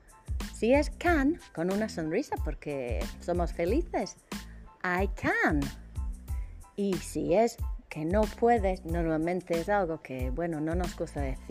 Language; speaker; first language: Spanish; non-native, fluent; English